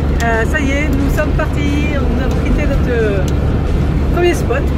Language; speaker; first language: French; native; French